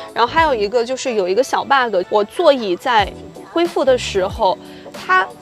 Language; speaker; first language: Chinese; native; Chinese